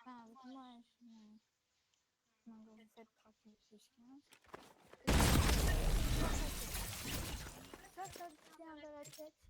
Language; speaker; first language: French; native; French